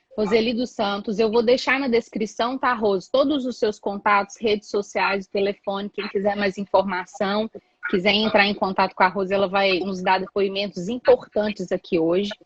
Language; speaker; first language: Portuguese; native; Portuguese